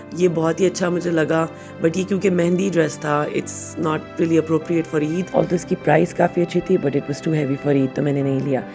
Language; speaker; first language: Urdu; native; Urdu